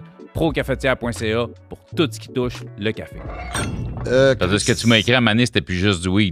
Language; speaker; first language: French; native; French